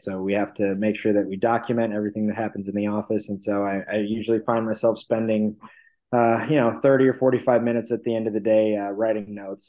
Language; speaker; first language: English; native; English